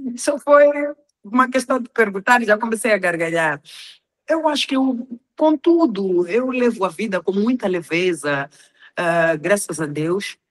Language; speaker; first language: Portuguese; non-native, local second language; Tsonga